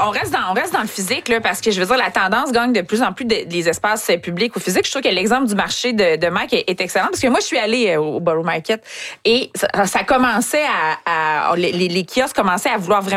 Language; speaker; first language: French; native; French